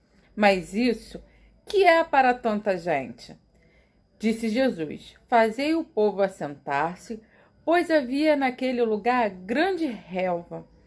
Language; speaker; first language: Portuguese; native; Portuguese